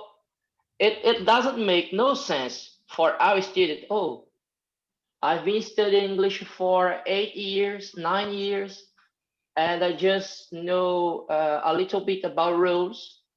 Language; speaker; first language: English; non-native, fluent; Portuguese